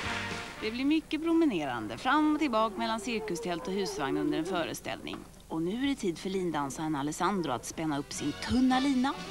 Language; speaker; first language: Swedish; native; Swedish